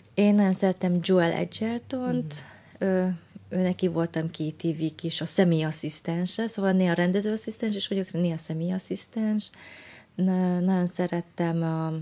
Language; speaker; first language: Hungarian; early bilingual, other home language; Vietnamese